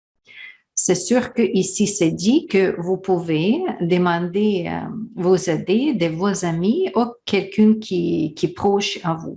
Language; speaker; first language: French; non-native, learner; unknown